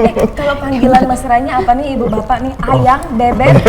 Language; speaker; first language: Indonesian; native; Indonesian